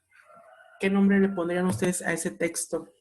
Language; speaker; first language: Spanish; native; Spanish